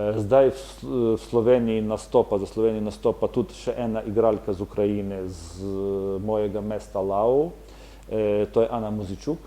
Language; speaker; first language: Slovenian; non-native, fluent; Ukrainian